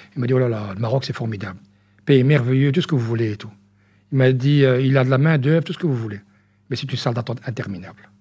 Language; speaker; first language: French; early bilingual, other home language; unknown